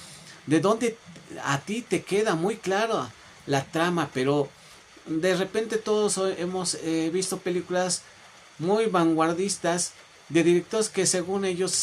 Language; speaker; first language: Spanish; native; Spanish